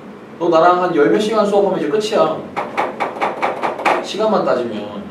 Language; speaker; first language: Korean; native; Korean